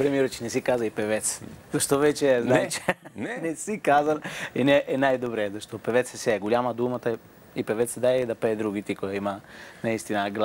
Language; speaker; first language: Bulgarian; non-native, fluent; Italian